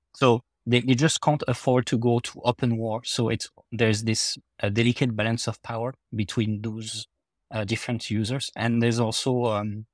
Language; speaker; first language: English; non-native, fluent; French